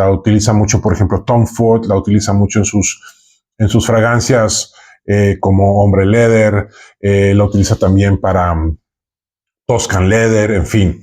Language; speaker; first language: Spanish; native; Spanish